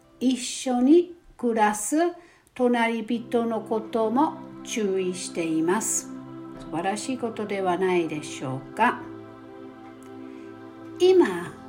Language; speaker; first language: Japanese; non-native, fluent; German